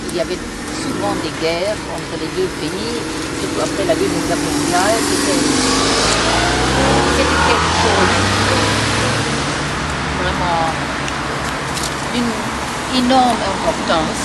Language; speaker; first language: French; non-native, fluent; German